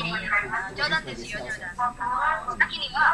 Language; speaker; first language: Japanese; non-native, learner; Indonesian